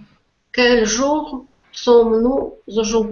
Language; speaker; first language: French; non-native, learner; Russian